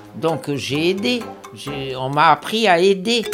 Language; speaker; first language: French; native; French